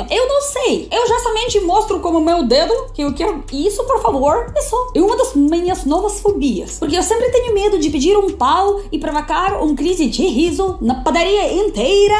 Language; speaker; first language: Portuguese; non-native, fluent; Russian